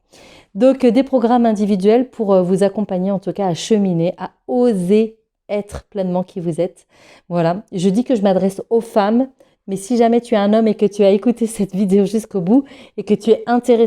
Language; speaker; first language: French; native; French